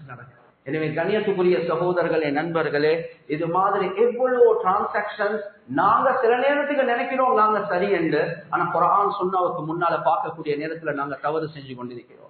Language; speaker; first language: Tamil; native; Tamil